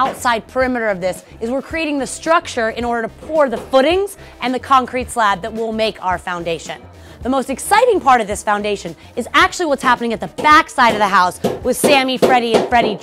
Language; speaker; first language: English; native; English